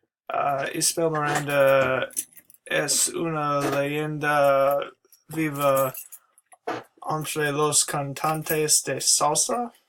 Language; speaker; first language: Spanish; non-native, learner; English